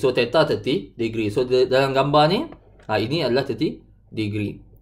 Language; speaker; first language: Malay; native; Malay